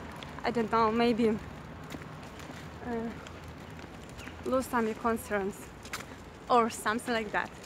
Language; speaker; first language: English; non-native, fluent; Ukrainian